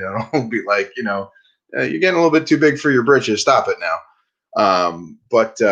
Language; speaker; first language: English; native; English